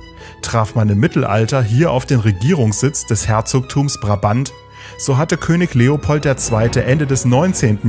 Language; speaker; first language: German; native; German